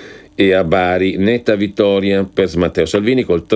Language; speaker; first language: Italian; native; Italian